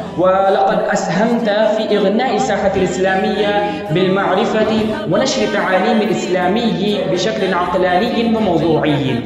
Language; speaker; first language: Arabic; non-native, fluent; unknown